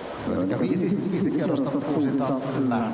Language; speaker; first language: Finnish; native; Finnish